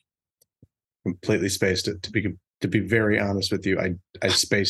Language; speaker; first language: English; native; English